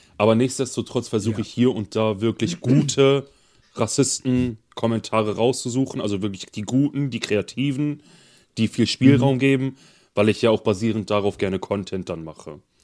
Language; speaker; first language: German; early bilingual, other home language; Kurdish